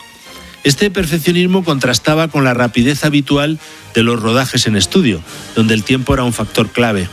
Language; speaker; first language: Spanish; native; Spanish